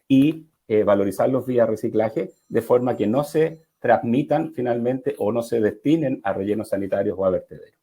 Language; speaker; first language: Spanish; native; Spanish